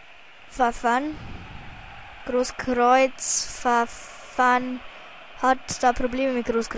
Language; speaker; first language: German; native; German